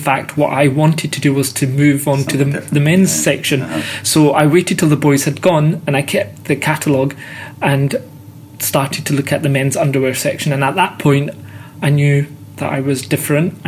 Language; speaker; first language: English; native; English